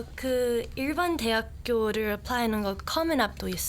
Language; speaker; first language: Korean; early bilingual, heritage; Korean